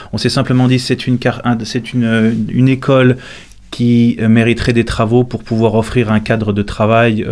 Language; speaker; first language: French; native; French